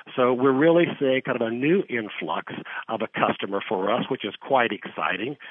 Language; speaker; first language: English; native; English